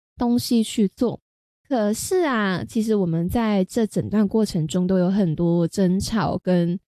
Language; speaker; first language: Chinese; non-native, local second language; Cantonese